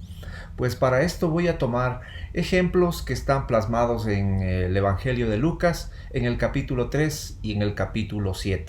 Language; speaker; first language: Spanish; native; Spanish